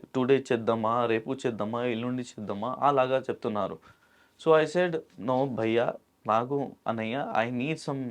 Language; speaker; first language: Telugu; non-native, local second language; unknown